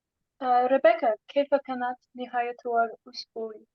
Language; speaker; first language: Arabic; non-native, learner; English